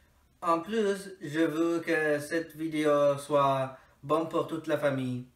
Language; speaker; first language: French; non-native, fluent; English